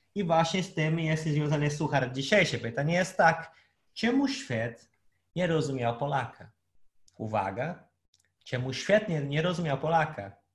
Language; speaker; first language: Polish; non-native, fluent; Portuguese